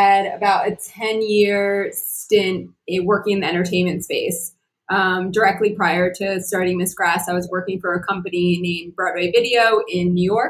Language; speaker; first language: English; native; English